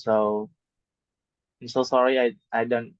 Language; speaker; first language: English; non-native, fluent; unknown